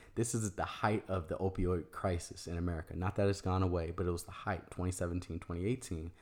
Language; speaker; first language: English; native; English